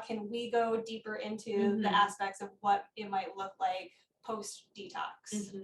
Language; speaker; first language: English; native; English